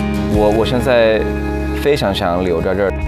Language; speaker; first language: Chinese; non-native, learner; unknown